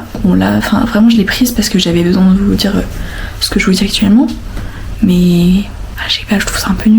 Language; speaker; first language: French; native; French